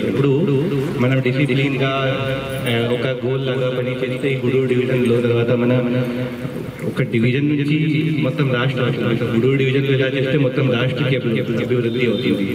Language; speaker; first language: Telugu; non-native, fluent; Hindi